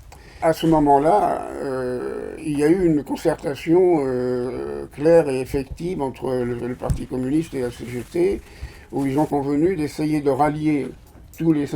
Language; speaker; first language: French; native; French